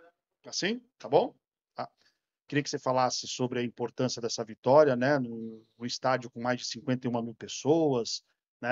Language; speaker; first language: Portuguese; native; Portuguese